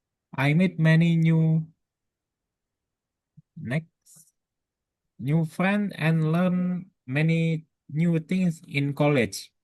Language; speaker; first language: English; non-native, learner; Indonesian